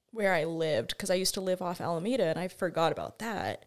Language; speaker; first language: English; native; English